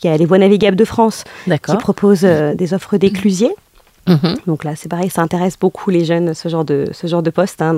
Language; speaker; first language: French; native; French